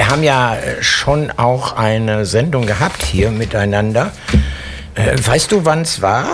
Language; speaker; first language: German; native; German